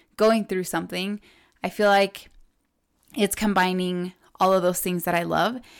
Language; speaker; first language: English; early bilingual, other home language; Spanish